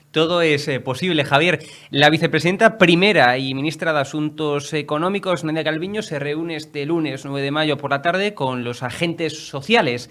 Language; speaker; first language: Spanish; native; Spanish